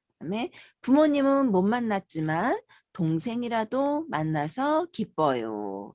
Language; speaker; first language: Korean; native; Korean